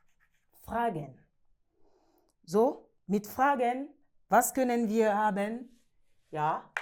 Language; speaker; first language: German; non-native, learner; French